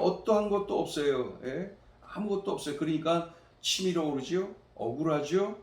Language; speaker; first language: Korean; native; Korean